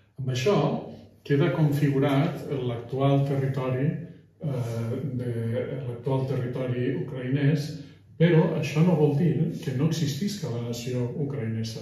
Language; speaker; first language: Catalan; native; Catalan